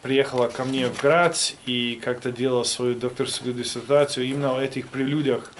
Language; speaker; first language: Russian; non-native, fluent; German